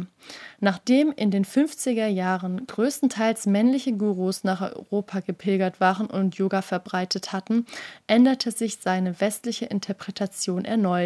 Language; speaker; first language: German; native; German